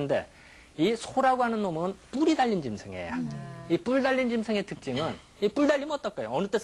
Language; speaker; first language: Korean; native; Korean